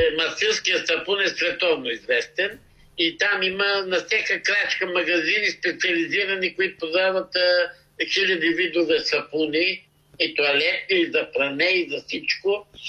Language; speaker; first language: Bulgarian; native; Bulgarian